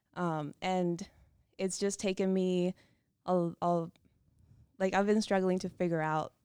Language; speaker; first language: English; non-native, fluent; Spanish